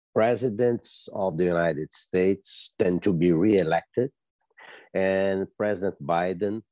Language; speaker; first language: English; non-native, fluent; Portuguese